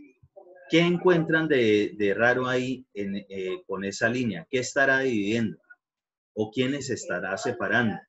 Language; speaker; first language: Spanish; native; Spanish